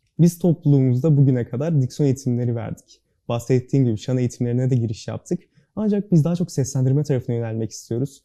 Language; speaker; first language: Turkish; native; Turkish